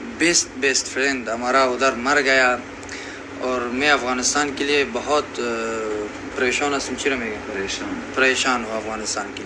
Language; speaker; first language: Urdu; non-native, learner; Persian